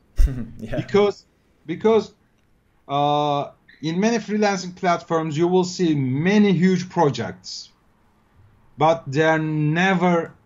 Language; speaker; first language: English; non-native, fluent; Turkish